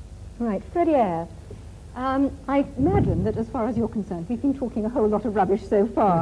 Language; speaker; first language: English; native; English